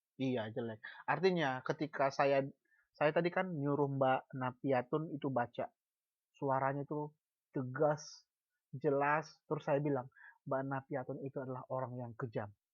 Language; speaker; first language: Indonesian; native; Indonesian